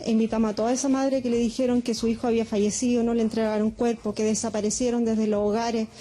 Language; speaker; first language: Spanish; native; Spanish